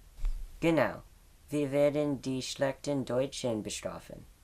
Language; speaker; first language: German; non-native, learner; English